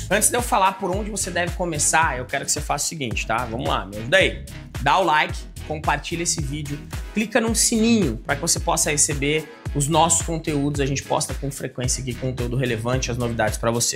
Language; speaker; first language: Portuguese; native; Portuguese